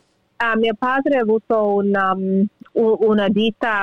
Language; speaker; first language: Italian; early bilingual, heritage; English